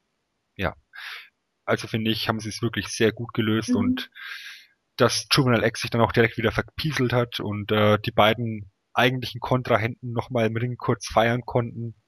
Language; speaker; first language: German; native; German